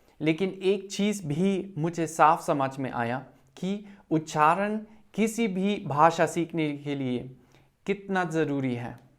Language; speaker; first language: Hindi; non-native, fluent; German